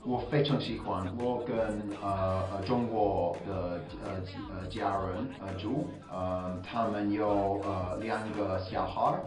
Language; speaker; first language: Chinese; non-native, learner; English